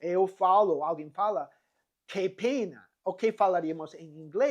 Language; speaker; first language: Portuguese; non-native, fluent; English